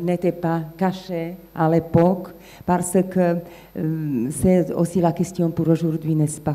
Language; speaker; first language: French; non-native, fluent; Slovak